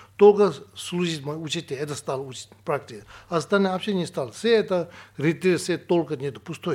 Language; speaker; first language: Russian; non-native, learner; Tibetan